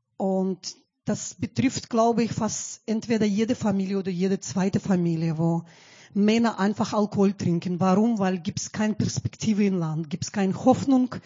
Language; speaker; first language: German; non-native, fluent; Russian